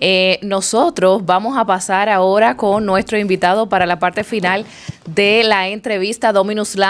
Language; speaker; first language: Spanish; native; Spanish